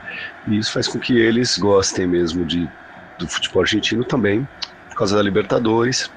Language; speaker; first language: Portuguese; non-native, fluent; Spanish